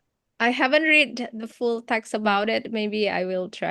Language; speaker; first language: English; non-native, fluent; Indonesian